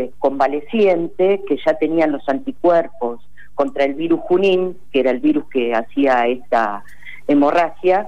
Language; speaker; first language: Spanish; native; Spanish